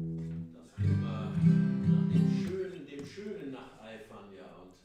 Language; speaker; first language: German; native; German